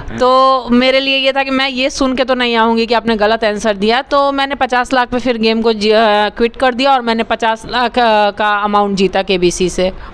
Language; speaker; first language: Hindi; native; Hindi